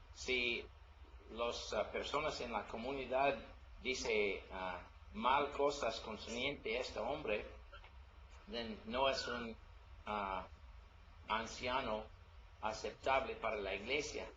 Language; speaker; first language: Spanish; non-native, learner; English